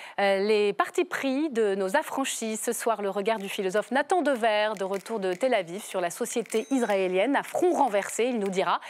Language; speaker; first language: French; native; French